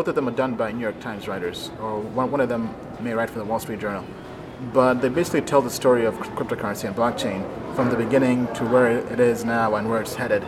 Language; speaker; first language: English; native; English